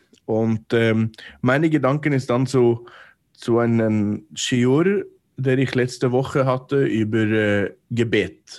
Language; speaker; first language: German; non-native, fluent; English